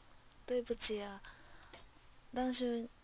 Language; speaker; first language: Chinese; non-native, learner; Japanese